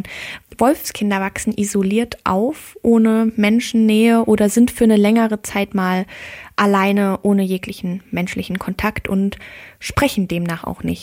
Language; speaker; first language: German; native; German